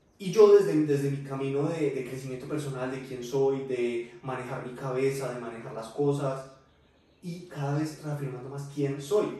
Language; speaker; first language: Spanish; native; Spanish